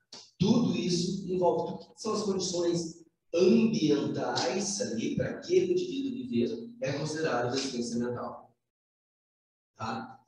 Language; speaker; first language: Portuguese; native; Portuguese